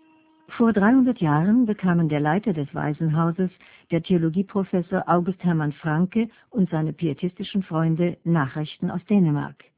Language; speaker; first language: German; native; German